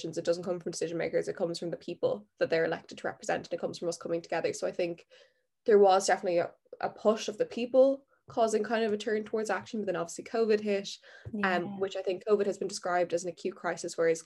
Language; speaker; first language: English; native; English